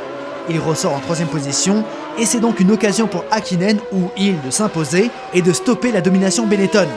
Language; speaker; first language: French; native; French